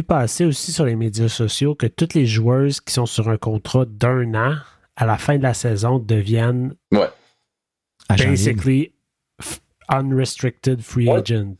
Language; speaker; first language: French; native; French